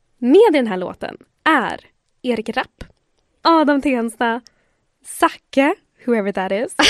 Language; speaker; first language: Swedish; early bilingual, other home language; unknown